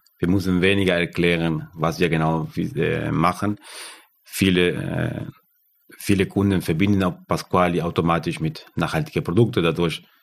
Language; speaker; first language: German; non-native, fluent; Spanish